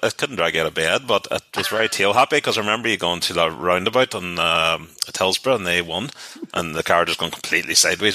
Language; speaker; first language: English; native; English